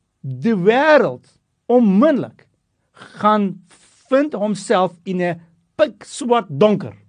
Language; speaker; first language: Afrikaans; non-native, fluent; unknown